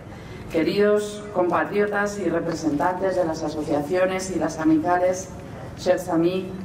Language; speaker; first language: Spanish; native; Spanish